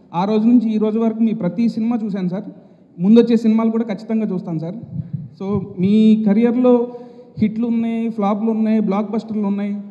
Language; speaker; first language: Telugu; native; Telugu